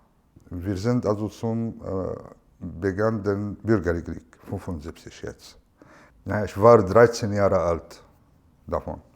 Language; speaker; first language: German; non-native, fluent; Arabic